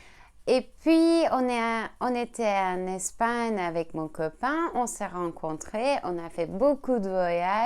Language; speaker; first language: French; non-native, learner; Turkish